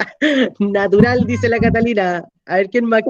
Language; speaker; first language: Spanish; native; Spanish